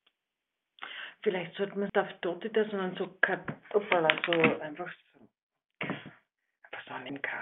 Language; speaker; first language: German; non-native, fluent; Greek